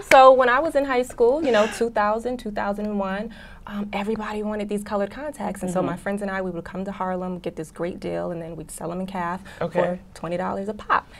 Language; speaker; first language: English; native; English